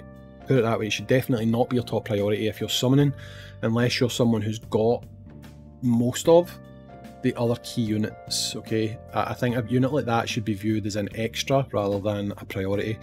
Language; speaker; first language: English; native; English